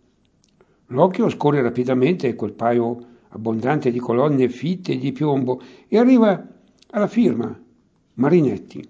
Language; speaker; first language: Italian; native; Italian